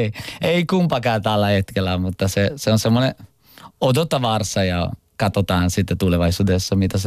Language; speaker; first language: Finnish; non-native, local second language; Italian